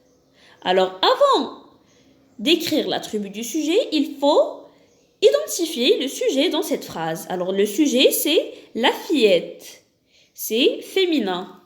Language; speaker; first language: French; non-native, local second language; Arabic